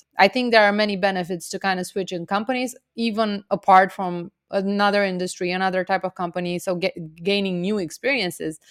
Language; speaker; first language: English; non-native, fluent; Romanian